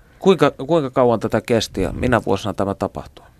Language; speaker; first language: Finnish; native; Finnish